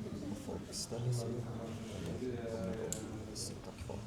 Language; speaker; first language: Swedish; native; Swedish